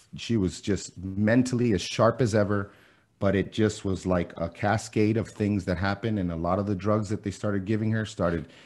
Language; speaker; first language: English; early bilingual, other home language; Spanish